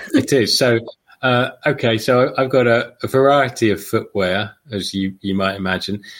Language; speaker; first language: English; native; English